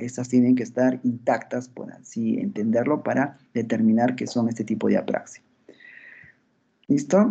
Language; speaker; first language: Spanish; native; Spanish